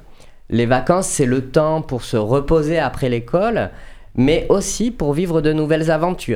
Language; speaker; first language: French; native; French